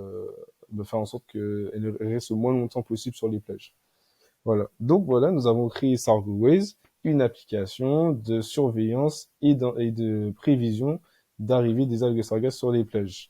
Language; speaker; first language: French; native; French